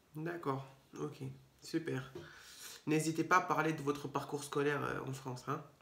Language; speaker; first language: French; native; French